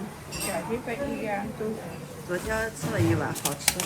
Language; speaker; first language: Chinese; native; Chinese